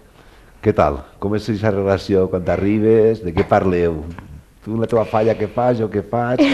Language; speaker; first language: Catalan; native; Catalan